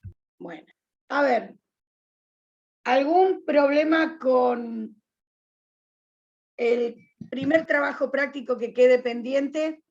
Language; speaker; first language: Spanish; native; Spanish